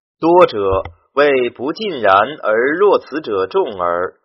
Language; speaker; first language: Chinese; native; Chinese